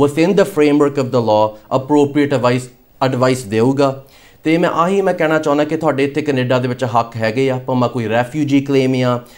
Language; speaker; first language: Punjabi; early bilingual, heritage; Punjabi